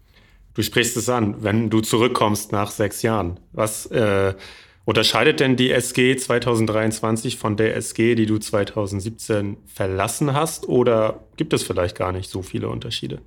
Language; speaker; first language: German; native; German